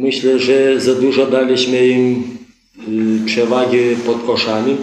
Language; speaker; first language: Polish; non-native, fluent; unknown